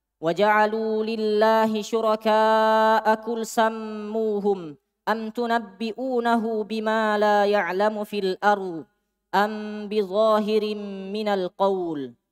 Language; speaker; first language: Arabic; non-native, learner; Indonesian